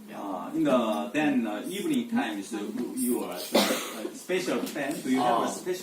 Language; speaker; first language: English; non-native, learner; Korean